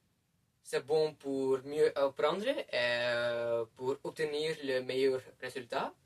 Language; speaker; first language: French; non-native, learner; Dutch